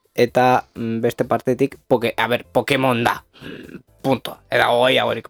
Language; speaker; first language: Basque; non-native, local second language; Spanish